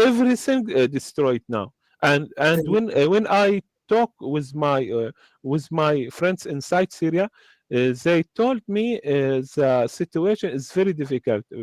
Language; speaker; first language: English; non-native, learner; Arabic